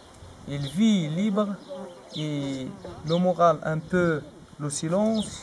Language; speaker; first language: French; non-native, learner; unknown